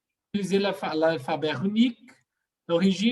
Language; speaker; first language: French; non-native, fluent; Portuguese